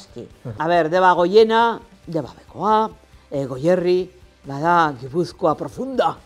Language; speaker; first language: Basque; non-native, local second language; Spanish